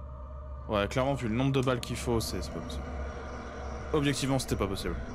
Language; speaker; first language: French; native; French